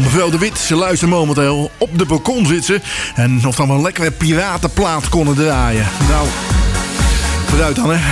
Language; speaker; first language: Dutch; native; Dutch